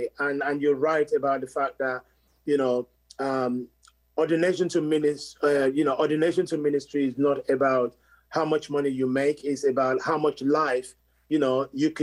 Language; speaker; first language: English; non-native, local second language; Yoruba